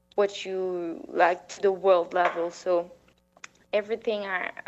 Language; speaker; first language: English; non-native, fluent; French